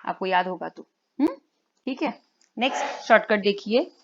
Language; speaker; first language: Hindi; non-native, local second language; Marathi